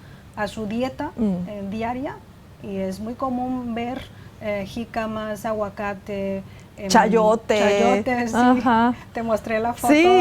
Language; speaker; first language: Spanish; non-native, fluent; Chinese